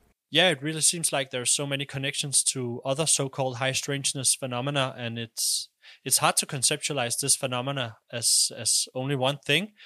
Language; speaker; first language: English; non-native, fluent; Danish